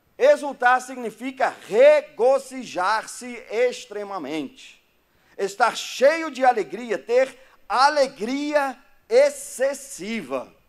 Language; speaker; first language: Portuguese; non-native, fluent; German